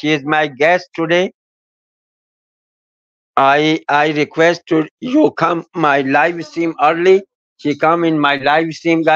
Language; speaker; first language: English; non-native, learner; Urdu